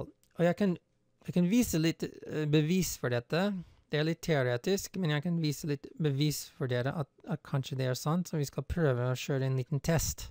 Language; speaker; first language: Norwegian; non-native, fluent; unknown